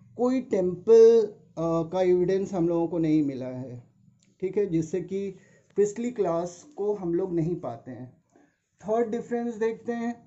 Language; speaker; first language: Hindi; native; Hindi